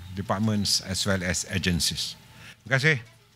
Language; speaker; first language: English; non-native, local second language; Malay